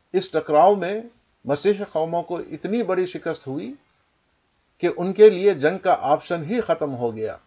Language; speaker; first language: Urdu; native; Urdu